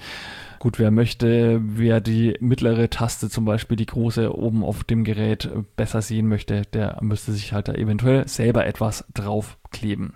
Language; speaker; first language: German; native; German